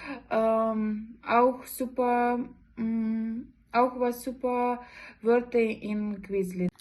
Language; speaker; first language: German; non-native, learner; Ukrainian